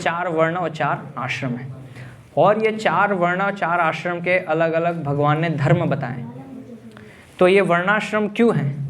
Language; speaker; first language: Hindi; native; Hindi